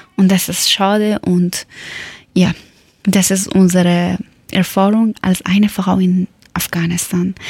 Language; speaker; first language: German; non-native, learner; Persian